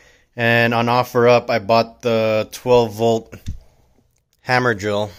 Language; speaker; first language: English; native; English